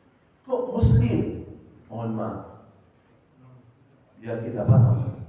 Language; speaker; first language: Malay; non-native, fluent; Arabic